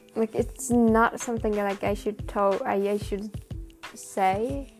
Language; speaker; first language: English; non-native, learner; Japanese